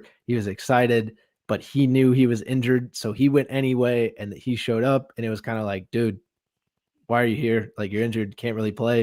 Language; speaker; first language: English; native; English